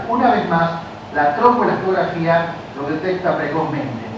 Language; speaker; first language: Spanish; native; Spanish